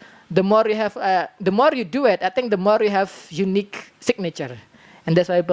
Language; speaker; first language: English; non-native, learner; Indonesian